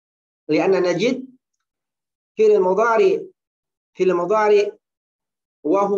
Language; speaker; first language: Arabic; non-native, fluent; Indonesian